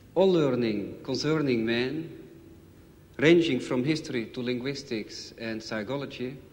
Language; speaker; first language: English; non-native, fluent; Dutch